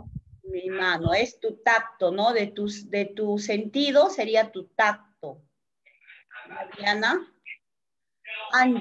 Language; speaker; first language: Spanish; native; Spanish